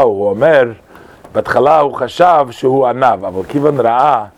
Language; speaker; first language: Hebrew; non-native, fluent; English